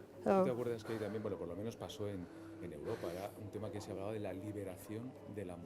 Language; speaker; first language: Spanish; native; Spanish